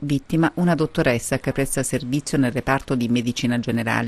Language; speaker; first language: Italian; native; Italian